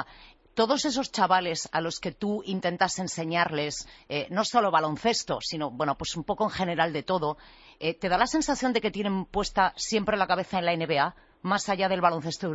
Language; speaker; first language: Spanish; native; Spanish